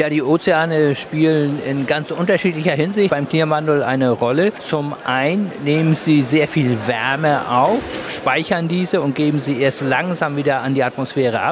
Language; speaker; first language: German; native; German